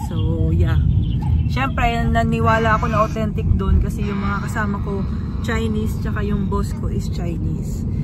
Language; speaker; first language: Filipino; non-native, local second language; Cebuano